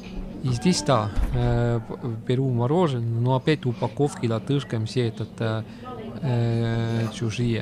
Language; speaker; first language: Russian; non-native, local second language; Estonian